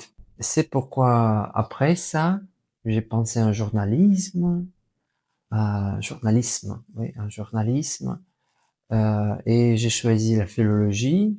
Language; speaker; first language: French; non-native, fluent; Russian